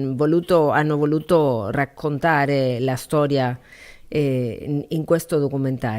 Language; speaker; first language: Italian; non-native, learner; Spanish